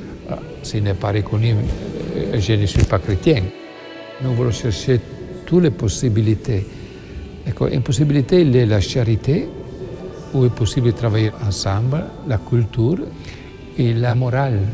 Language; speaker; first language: French; non-native, learner; Italian